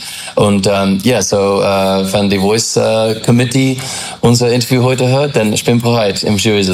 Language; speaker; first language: German; non-native, learner; English